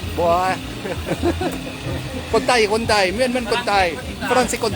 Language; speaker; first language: Thai; non-native, learner; French